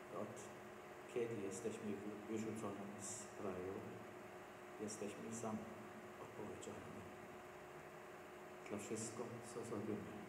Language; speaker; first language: Polish; non-native, learner; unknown